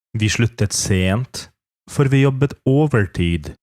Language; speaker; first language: Norwegian; non-native, fluent; Polish